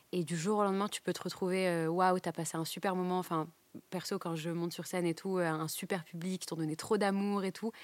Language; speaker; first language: French; native; French